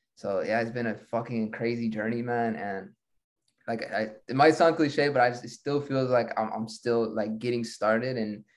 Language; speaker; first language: English; early bilingual, other home language; Spanish